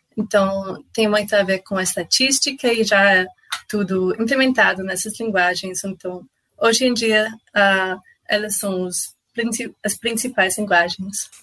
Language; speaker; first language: Portuguese; non-native, fluent; English